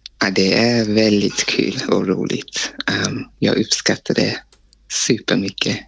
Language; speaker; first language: Swedish; non-native, fluent; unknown